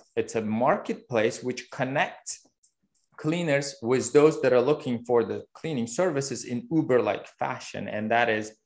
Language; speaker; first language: English; non-native, fluent; Uzbek